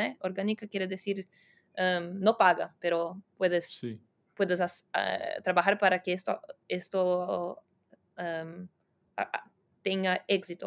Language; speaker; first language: Spanish; non-native, fluent; Portuguese